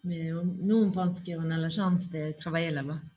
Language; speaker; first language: French; non-native, fluent; Norwegian